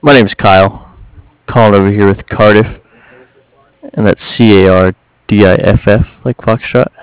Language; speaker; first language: English; native; English